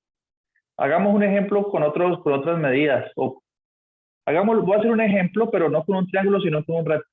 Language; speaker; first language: Spanish; native; Spanish